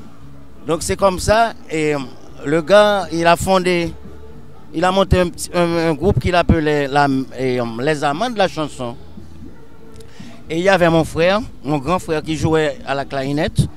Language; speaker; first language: French; non-native, local second language; Haitian Creole